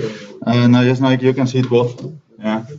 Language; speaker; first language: English; non-native, fluent; Spanish